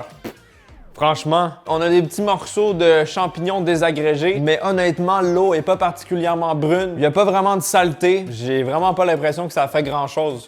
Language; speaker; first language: French; native; French